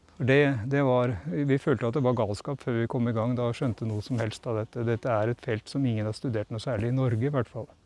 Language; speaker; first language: Norwegian; native; Norwegian